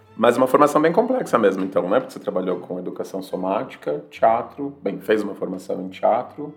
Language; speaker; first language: Portuguese; native; Portuguese